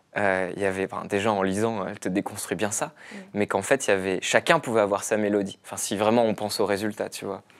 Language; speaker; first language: French; native; French